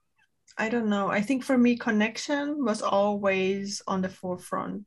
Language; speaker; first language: English; non-native, fluent; German